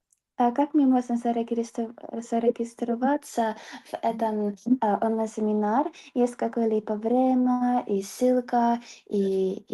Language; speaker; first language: Russian; non-native, learner; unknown